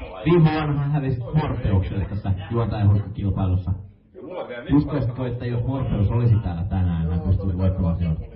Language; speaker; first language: Finnish; native; Finnish